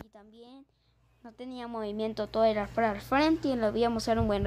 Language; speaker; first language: Spanish; native; Spanish